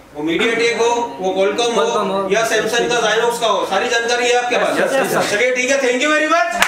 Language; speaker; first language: Hindi; native; Hindi